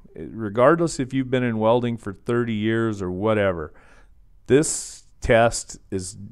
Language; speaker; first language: English; native; English